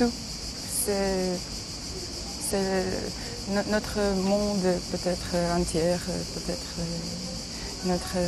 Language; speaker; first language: French; non-native, learner; Ukrainian